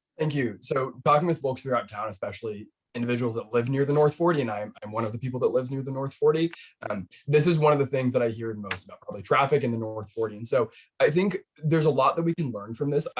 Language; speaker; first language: English; native; English